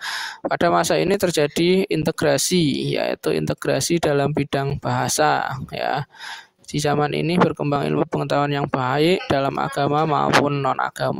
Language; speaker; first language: Indonesian; native; Indonesian